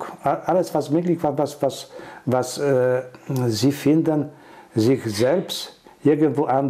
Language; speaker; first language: German; non-native, learner; Polish